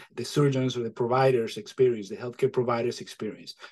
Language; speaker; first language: English; non-native, fluent; Spanish